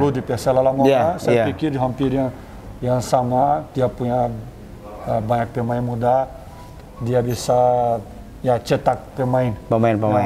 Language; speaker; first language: Indonesian; non-native, fluent; Portuguese